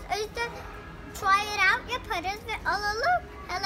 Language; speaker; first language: Turkish; early bilingual, heritage; Turkish